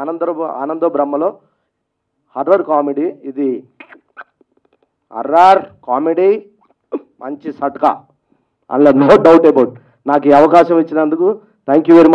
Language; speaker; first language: Telugu; native; Telugu